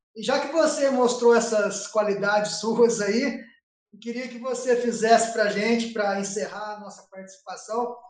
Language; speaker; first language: Portuguese; native; Portuguese